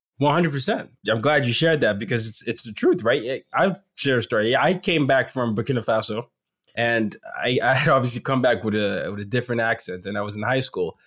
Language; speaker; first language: English; non-native, local second language; Yoruba